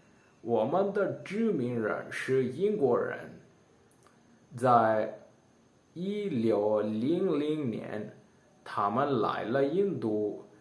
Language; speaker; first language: Chinese; non-native, learner; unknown